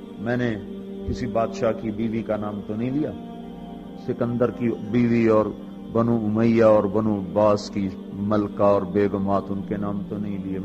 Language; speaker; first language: Urdu; non-native, local second language; Punjabi